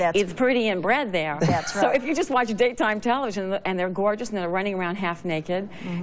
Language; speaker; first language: English; native; English